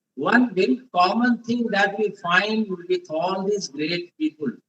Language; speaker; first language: English; non-native, local second language; Hindi